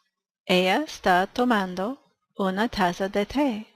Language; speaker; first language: Spanish; non-native, fluent; English